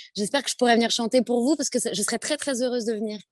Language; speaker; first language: French; native; French